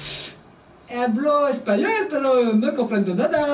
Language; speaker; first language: Spanish; non-native, learner; French